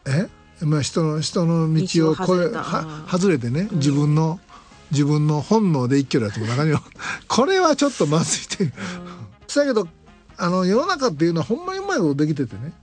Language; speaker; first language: Japanese; native; Japanese